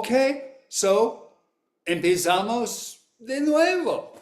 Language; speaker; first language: Spanish; non-native, learner; English